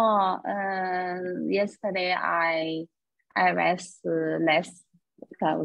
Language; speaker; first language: English; non-native, learner; Chinese